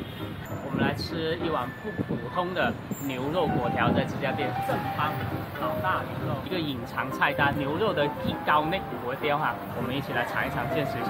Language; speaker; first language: Chinese; non-native, local second language; Min Nan Chinese